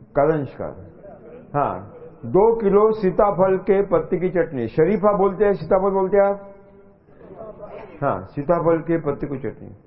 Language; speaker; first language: Hindi; non-native, local second language; Marathi